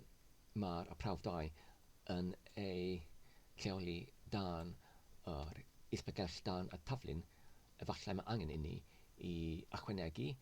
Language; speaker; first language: Welsh; non-native, learner; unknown